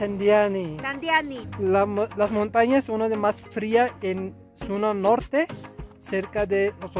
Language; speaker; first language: Spanish; non-native, learner; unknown